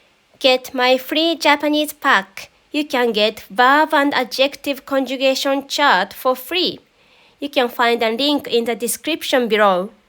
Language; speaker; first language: English; non-native, fluent; Japanese